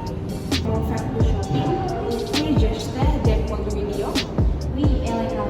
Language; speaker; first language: French; non-native, learner; Indonesian